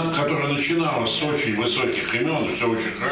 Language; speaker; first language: Russian; native; Russian